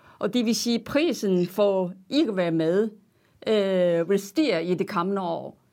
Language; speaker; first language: Danish; non-native, fluent; Chinese